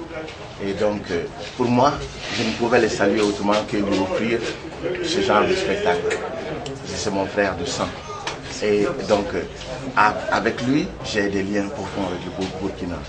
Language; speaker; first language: French; non-native, local second language; Bambara